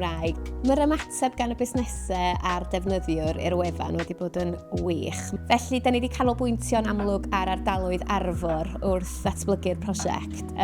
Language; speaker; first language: Welsh; native; Welsh